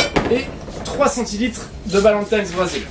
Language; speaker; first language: French; non-native, fluent; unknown